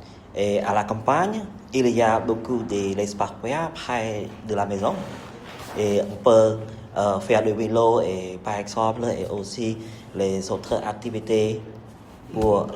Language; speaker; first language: French; non-native, learner; Khmer